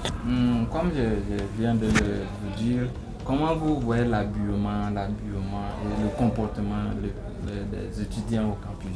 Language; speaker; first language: French; non-native, learner; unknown